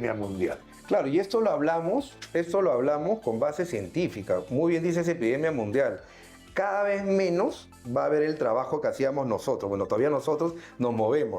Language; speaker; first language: Spanish; native; Spanish